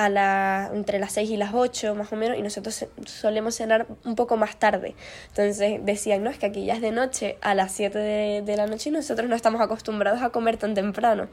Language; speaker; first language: Spanish; native; Spanish